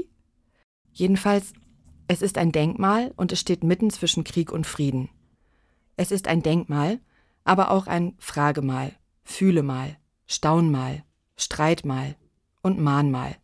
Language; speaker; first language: German; native; German